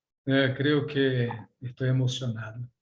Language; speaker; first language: Spanish; non-native, learner; Portuguese